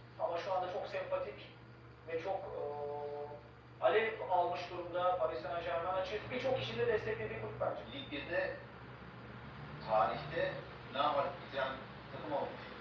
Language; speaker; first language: Turkish; native; Turkish